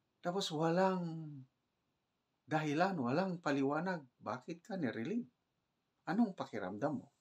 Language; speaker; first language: Filipino; non-native, local second language; Cebuano